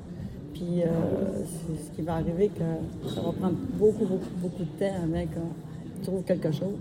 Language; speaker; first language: French; native; French